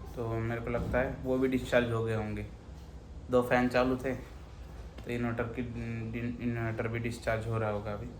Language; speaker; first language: Hindi; non-native, local second language; Marathi